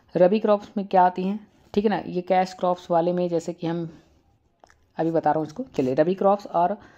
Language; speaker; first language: Hindi; native; Hindi